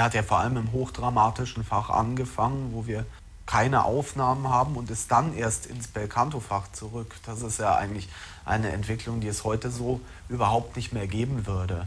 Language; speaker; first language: German; native; German